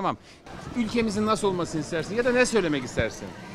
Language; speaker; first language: Turkish; native; Turkish